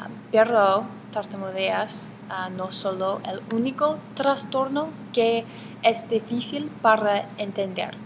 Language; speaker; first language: Spanish; non-native, learner; English